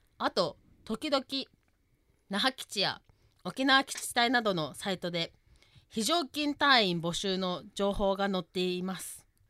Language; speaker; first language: Japanese; native; Japanese